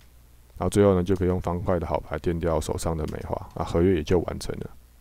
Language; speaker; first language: Chinese; native; Chinese